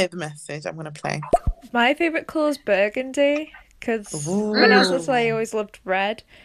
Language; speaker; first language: English; native; English